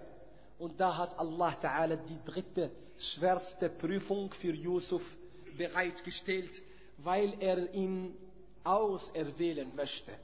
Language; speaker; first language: German; non-native, fluent; Arabic